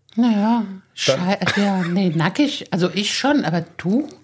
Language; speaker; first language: German; native; German